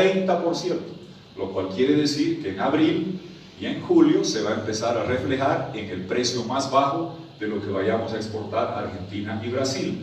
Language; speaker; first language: Spanish; native; Spanish